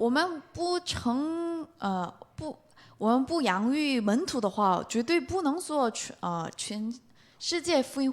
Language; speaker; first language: Chinese; non-native, fluent; Korean